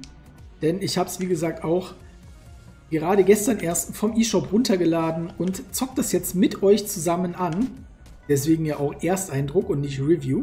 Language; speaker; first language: German; native; German